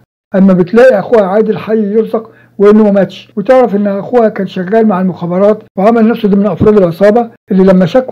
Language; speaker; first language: Arabic; native; Arabic